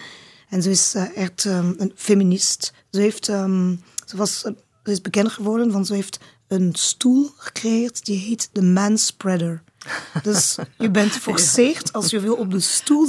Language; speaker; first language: Dutch; non-native, learner; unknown